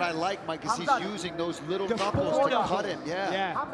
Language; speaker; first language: English; native; English